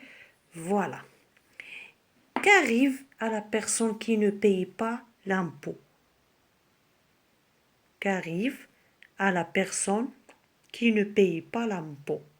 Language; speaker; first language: French; non-native, local second language; Arabic